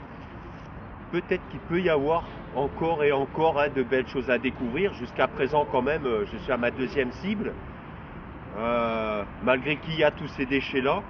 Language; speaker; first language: French; native; French